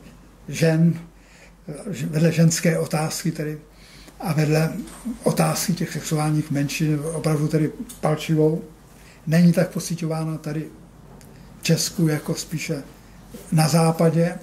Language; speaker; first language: Czech; native; Czech